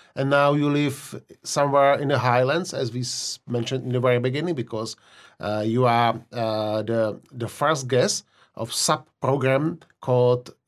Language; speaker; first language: English; non-native, fluent; Czech